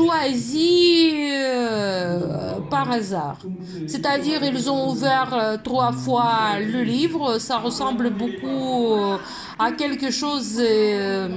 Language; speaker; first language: French; non-native, fluent; Russian